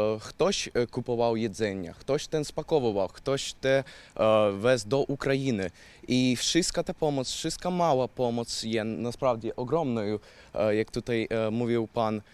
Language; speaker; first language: Polish; non-native, learner; Ukrainian